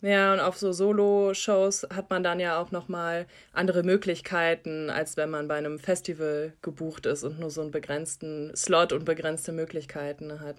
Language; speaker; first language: German; native; German